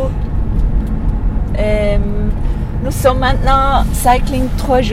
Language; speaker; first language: French; non-native, learner; English